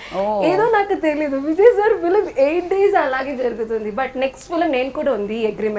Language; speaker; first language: Telugu; non-native, learner; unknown